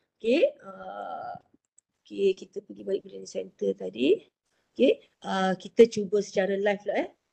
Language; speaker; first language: Malay; native; Malay